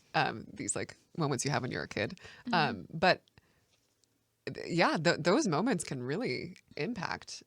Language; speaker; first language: English; native; English